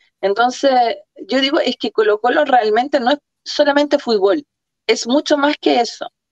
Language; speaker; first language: Spanish; early bilingual, other home language; Croatian